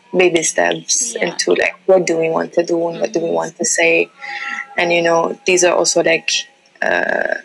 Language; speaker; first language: English; non-native, fluent; Central Atlas Tamazight